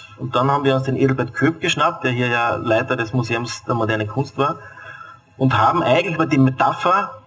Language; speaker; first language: German; native; German